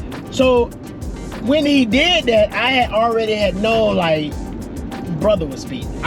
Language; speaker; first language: English; native; English